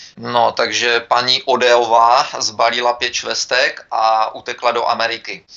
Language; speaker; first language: Czech; native; Czech